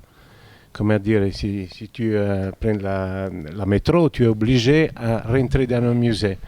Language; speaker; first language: French; non-native, fluent; Italian